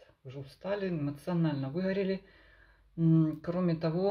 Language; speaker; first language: Russian; native; Russian